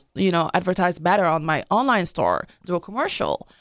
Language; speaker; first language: English; non-native, local second language; French